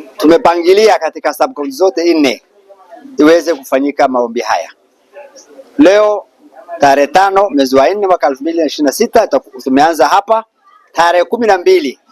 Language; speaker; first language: Swahili; non-native, local second language; Somali